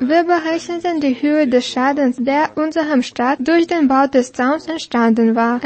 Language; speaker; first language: German; non-native, fluent; Russian